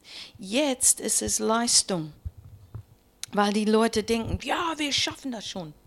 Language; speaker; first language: German; non-native, learner; English